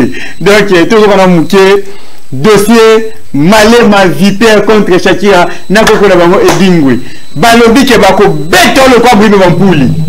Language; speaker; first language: French; non-native, local second language; Lingala